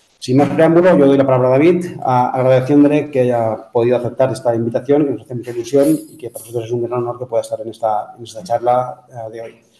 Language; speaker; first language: Spanish; non-native, local second language; Catalan